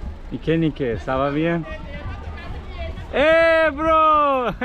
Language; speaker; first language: French; non-native, learner; Persian